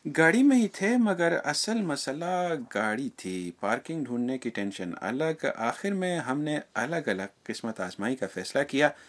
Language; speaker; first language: Urdu; native; Urdu